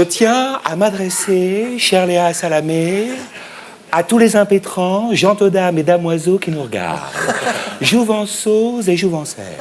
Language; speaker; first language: French; native; French